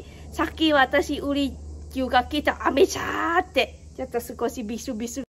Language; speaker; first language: Japanese; non-native, learner; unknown